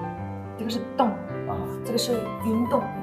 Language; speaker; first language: Chinese; non-native, learner; Ukrainian